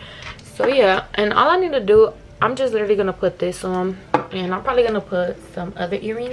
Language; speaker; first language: English; native; English